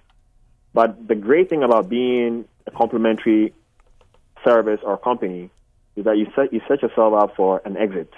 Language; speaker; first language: English; non-native, local second language; Akan